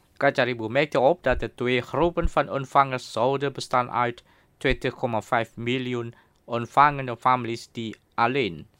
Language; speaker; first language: Dutch; non-native, fluent; Indonesian